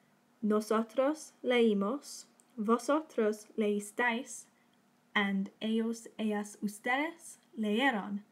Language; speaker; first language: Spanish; non-native, learner; English